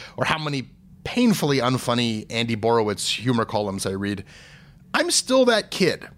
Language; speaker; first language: English; native; English